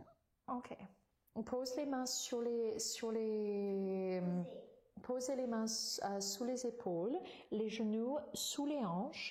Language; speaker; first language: French; non-native, fluent; English